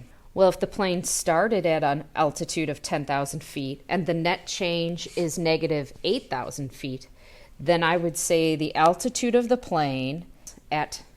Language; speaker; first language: English; native; English